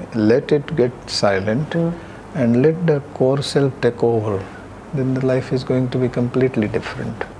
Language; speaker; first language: English; non-native, local second language; Marathi